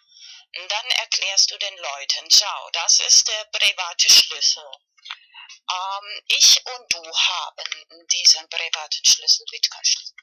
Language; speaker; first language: German; non-native, fluent; Spanish